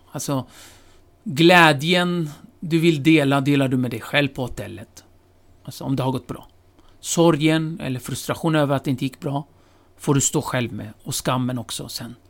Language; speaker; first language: Swedish; early bilingual, other home language; Kurdish